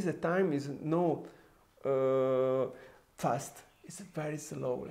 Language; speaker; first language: English; non-native, fluent; Italian